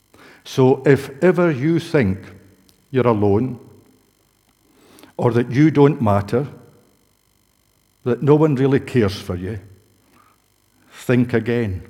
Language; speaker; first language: English; native; English